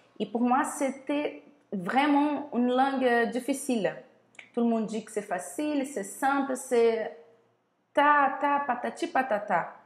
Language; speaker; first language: French; non-native, learner; Portuguese